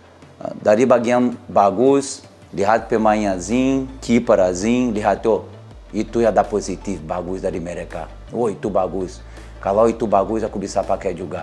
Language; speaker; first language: Indonesian; non-native, learner; Portuguese